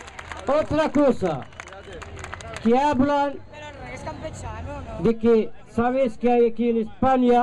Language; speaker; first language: Spanish; non-native, fluent; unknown